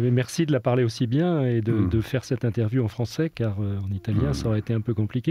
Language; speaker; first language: French; native; French